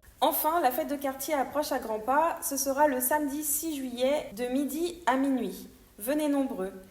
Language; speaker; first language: French; native; French